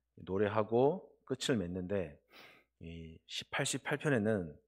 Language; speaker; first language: Korean; native; Korean